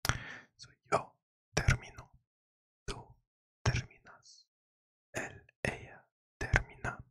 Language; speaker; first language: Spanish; non-native, learner; English